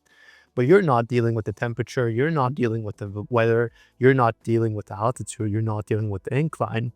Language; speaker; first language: English; native; English